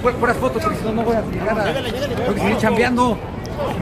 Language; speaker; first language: Spanish; native; Spanish